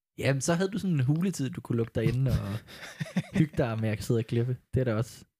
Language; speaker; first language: Danish; native; Danish